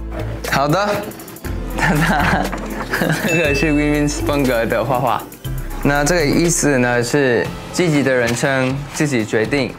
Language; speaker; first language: Chinese; non-native, fluent; Thai